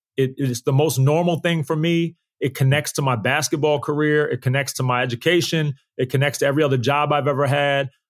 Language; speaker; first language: English; native; English